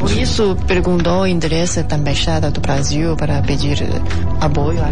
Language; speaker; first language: Portuguese; non-native, fluent; Chinese